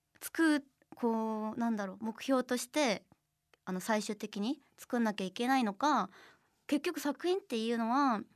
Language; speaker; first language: Japanese; non-native, fluent; Korean